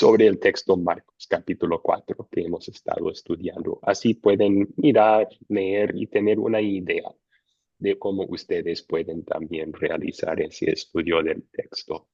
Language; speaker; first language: Spanish; non-native, fluent; English